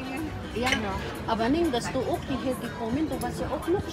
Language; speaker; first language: German; non-native, learner; Cebuano